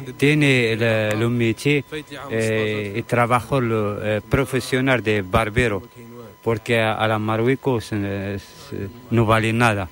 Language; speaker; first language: Spanish; non-native, learner; Arabic